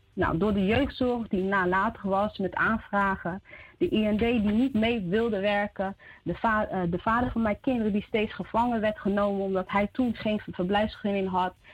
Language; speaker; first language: Dutch; early bilingual, other home language; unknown